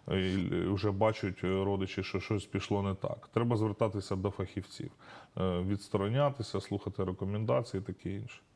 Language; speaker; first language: Ukrainian; non-native, local second language; Russian